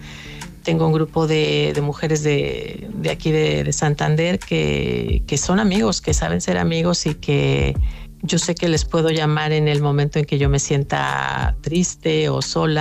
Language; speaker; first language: Spanish; native; Spanish